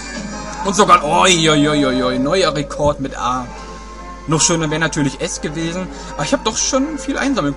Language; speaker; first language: German; native; German